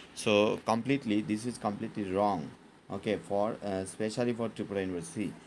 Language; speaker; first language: English; non-native, local second language; Bangla